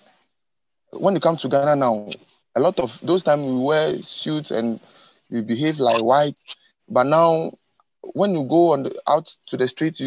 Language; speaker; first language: English; non-native, local second language; Ewe